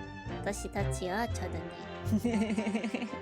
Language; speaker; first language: Japanese; non-native, learner; Filipino